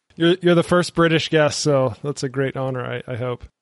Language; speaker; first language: English; native; English